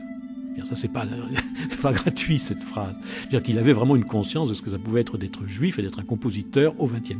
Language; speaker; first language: French; native; French